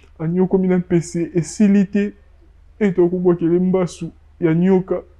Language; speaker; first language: Lingala; non-native, local second language; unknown